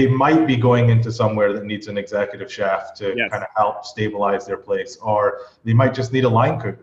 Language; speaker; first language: English; native; English